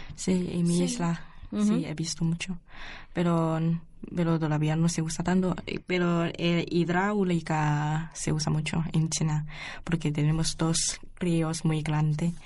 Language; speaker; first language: Spanish; non-native, learner; Chinese